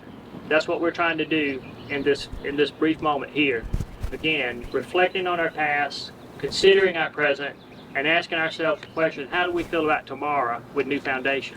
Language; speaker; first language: English; native; English